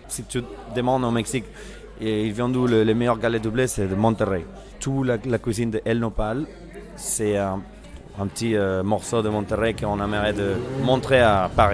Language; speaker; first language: French; non-native, fluent; Spanish